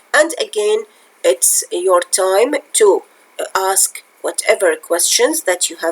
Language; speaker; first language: English; non-native, fluent; Arabic